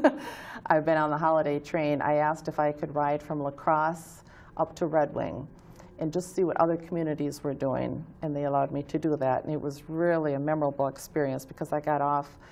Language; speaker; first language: English; native; English